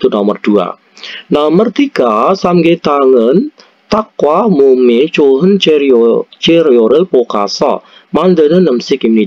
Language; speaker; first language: Korean; non-native, fluent; Indonesian